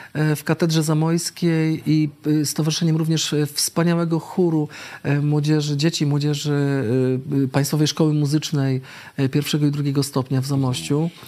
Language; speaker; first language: Polish; native; Polish